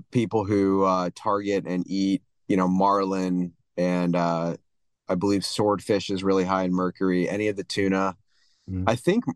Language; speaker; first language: English; native; English